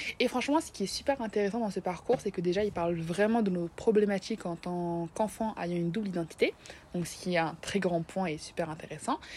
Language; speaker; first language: French; native; French